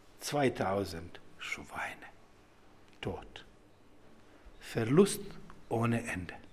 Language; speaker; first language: German; non-native, fluent; Serbian